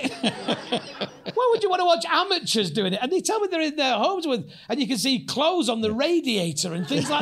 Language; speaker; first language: English; native; English